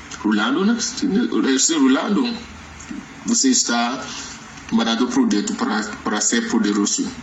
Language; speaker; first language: Portuguese; non-native, learner; Yoruba